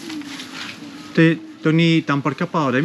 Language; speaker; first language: Thai; non-native, learner; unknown